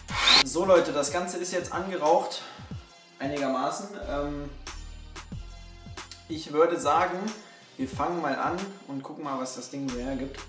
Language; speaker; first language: German; native; German